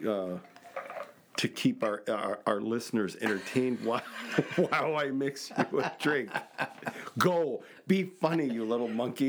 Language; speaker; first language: English; native; English